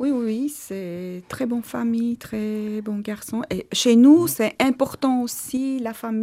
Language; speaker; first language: French; non-native, learner; Armenian